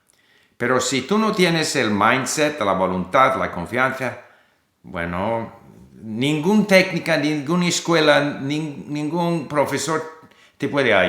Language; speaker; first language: Spanish; non-native, fluent; English